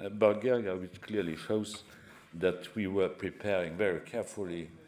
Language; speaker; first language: English; non-native, fluent; Luxembourgish